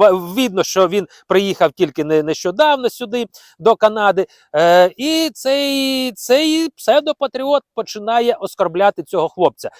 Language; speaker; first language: Ukrainian; non-native, local second language; Russian